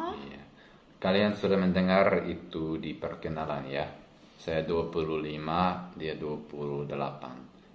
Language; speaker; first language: Indonesian; non-native, learner; English